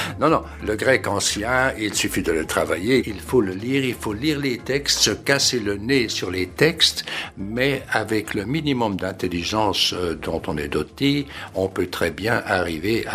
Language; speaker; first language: French; native; French